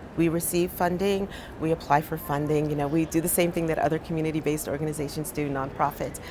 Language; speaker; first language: English; native; English